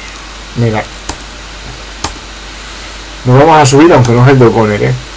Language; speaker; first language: Spanish; native; Spanish